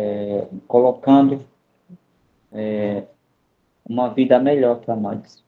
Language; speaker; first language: Portuguese; non-native, local second language; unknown